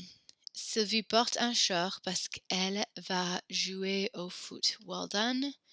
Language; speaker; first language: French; non-native, fluent; English